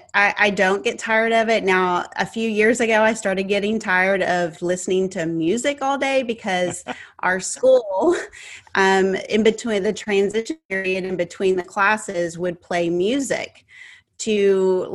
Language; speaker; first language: English; native; English